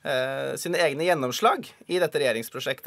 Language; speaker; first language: Norwegian; native; Norwegian